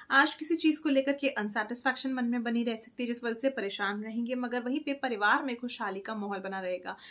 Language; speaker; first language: Hindi; native; Hindi